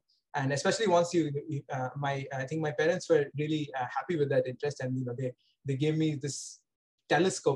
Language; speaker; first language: English; non-native, local second language; Bangla